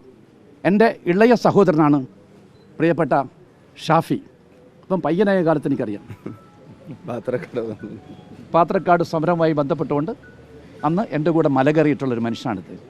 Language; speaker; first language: Malayalam; native; Malayalam